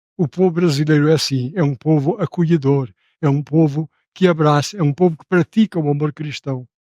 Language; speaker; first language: Portuguese; native; Portuguese